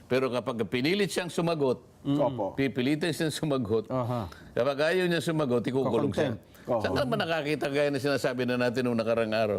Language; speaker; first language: Filipino; native; Filipino